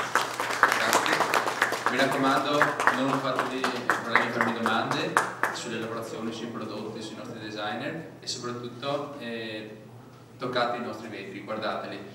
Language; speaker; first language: Italian; native; Italian